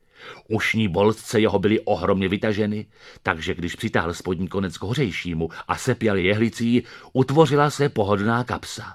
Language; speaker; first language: Czech; native; Czech